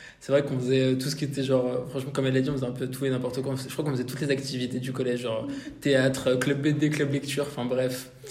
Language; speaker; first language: French; native; French